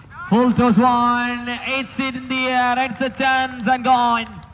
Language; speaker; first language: English; non-native, local second language; Malayalam